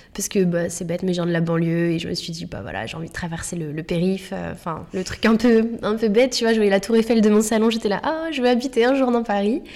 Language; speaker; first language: French; native; French